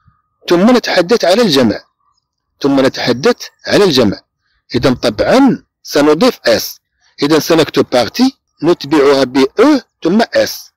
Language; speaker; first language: Arabic; native; Arabic